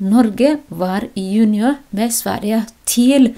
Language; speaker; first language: Norwegian; non-native, learner; Somali